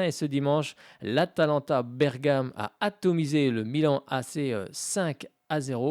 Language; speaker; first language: French; native; French